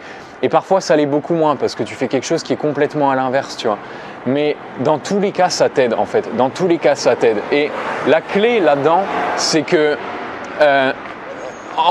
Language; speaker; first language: French; native; French